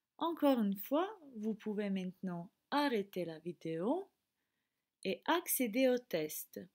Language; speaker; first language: French; non-native, fluent; Croatian